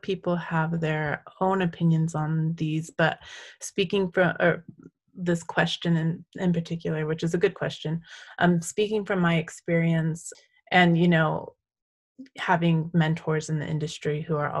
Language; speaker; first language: English; native; English